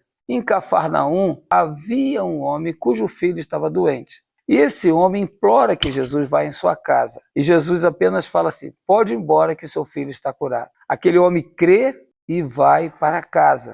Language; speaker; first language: Portuguese; native; Portuguese